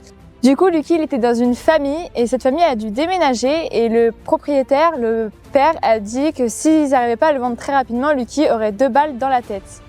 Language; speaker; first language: French; native; French